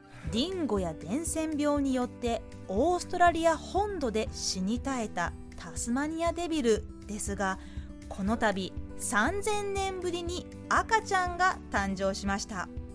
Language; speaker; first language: Japanese; native; Japanese